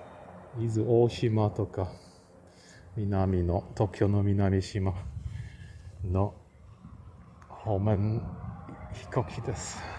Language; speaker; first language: Japanese; non-native, learner; Polish